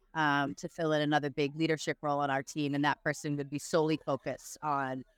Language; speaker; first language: English; native; English